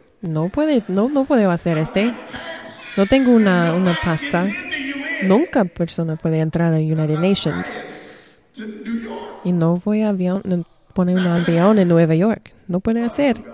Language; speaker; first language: Spanish; non-native, learner; English